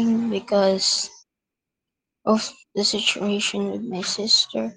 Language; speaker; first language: English; non-native, local second language; Filipino